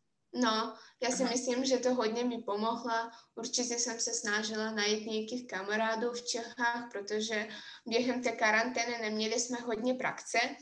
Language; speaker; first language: Czech; non-native, fluent; Russian